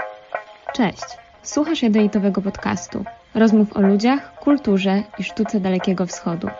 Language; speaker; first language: Polish; native; Polish